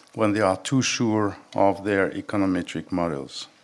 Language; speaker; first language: English; non-native, fluent; French